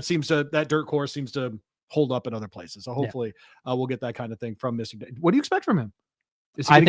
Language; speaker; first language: English; native; English